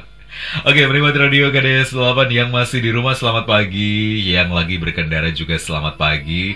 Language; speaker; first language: Indonesian; native; Indonesian